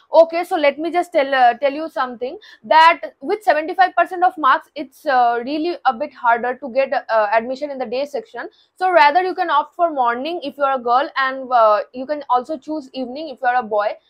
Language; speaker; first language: English; non-native, local second language; Bangla